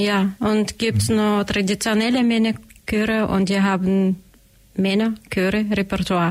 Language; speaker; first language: German; non-native, learner; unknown